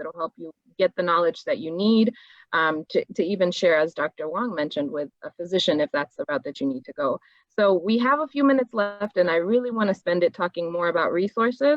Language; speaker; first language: English; native; English